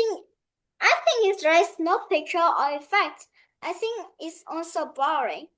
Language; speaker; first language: English; non-native, learner; Vietnamese